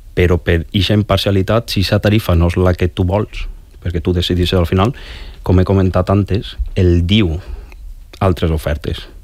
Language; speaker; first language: Catalan; native; Catalan